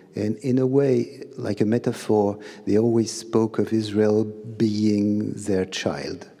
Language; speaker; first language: English; non-native, fluent; French